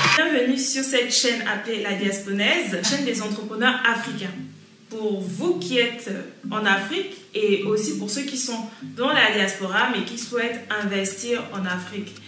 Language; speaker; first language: French; native; French